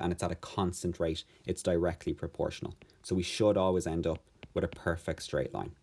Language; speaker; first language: English; native; English